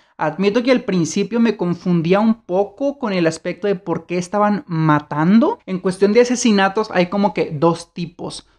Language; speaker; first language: Spanish; native; Spanish